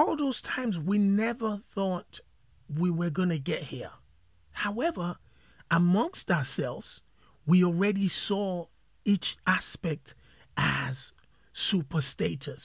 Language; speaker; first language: English; non-native, local second language; Yoruba